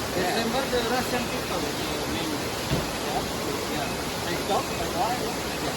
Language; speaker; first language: English; non-native, learner; Balinese